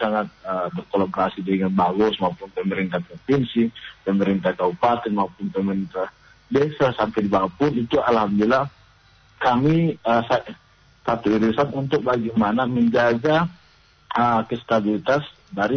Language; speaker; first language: Indonesian; native; Indonesian